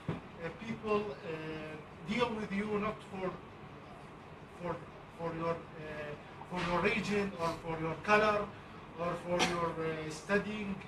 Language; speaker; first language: English; non-native, learner; Arabic